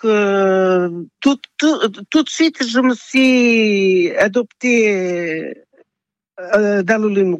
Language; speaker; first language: French; non-native, fluent; Portuguese